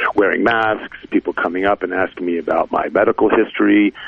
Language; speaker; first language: English; native; English